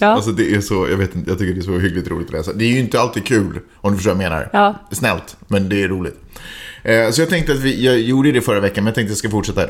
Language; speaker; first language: Swedish; native; Swedish